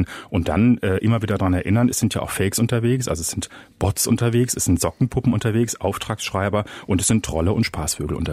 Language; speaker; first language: German; native; German